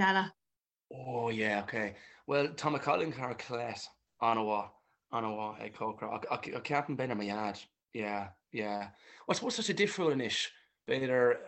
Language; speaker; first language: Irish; non-native, local second language; English